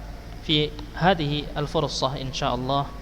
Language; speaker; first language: Arabic; non-native, fluent; Indonesian